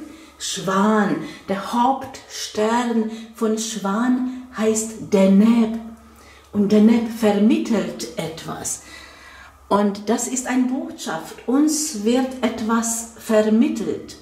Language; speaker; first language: German; non-native, fluent; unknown